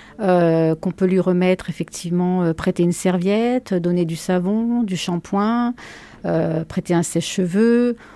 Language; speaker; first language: French; native; French